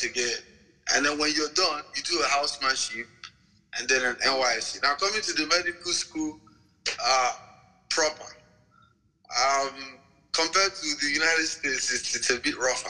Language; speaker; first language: English; non-native, local second language; Igbo